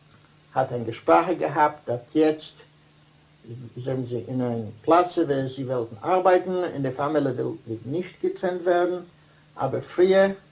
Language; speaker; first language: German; non-native, fluent; Dutch